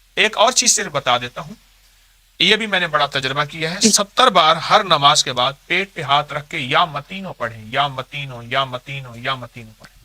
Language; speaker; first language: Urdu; native; Urdu